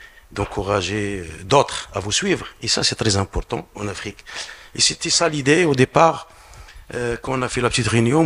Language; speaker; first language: French; non-native, local second language; Arabic